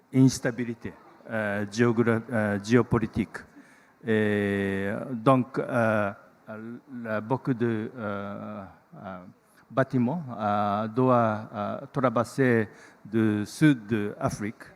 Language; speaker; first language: French; non-native, learner; Japanese